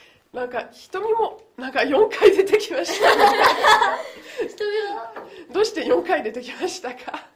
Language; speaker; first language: Japanese; non-native, learner; French